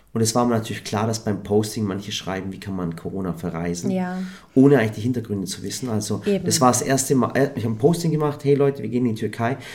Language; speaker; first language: German; native; German